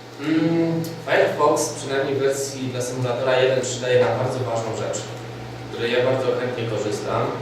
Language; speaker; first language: Polish; native; Polish